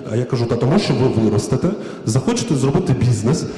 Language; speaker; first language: Ukrainian; native; Ukrainian